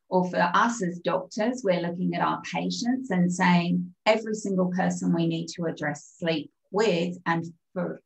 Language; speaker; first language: English; native; English